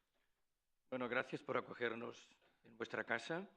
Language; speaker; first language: Spanish; non-native, local second language; Catalan